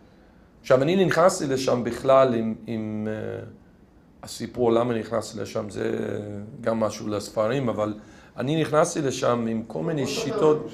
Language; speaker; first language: Hebrew; non-native, fluent; English